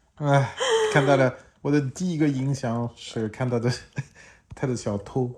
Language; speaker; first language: Chinese; non-native, fluent; French